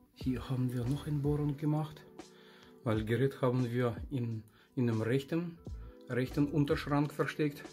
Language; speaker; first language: German; non-native, learner; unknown